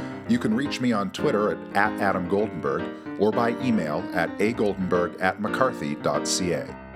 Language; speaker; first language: English; native; English